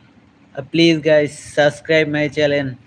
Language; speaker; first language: Hindi; non-native, local second language; Bangla